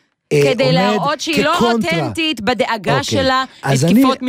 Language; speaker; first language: Hebrew; native; Hebrew